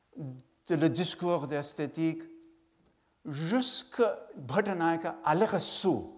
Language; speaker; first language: French; non-native, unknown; English